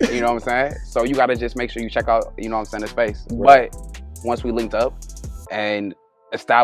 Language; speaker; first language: English; native; English